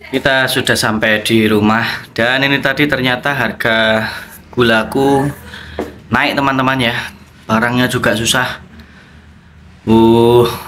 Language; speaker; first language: Indonesian; non-native, local second language; Javanese